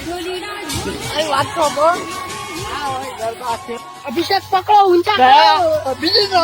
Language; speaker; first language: Hindi; non-native, local second language; Gujarati